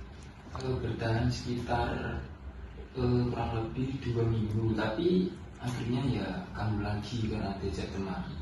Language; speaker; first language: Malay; non-native, fluent; Indonesian